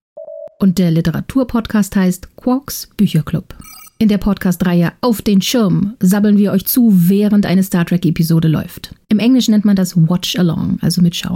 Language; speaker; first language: German; native; German